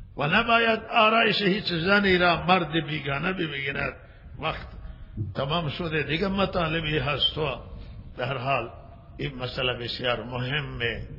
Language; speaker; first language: Persian; non-native, local second language; Baluchi